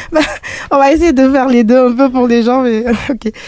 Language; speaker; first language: French; non-native, local second language; Wolof